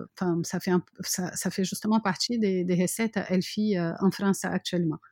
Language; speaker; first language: French; non-native, fluent; Portuguese